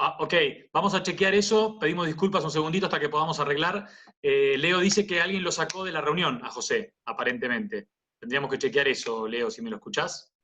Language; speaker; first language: Spanish; native; Spanish